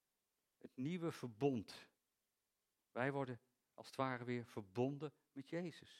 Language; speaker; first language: Dutch; native; Dutch